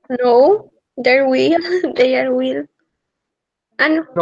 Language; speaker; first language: English; non-native, learner; Spanish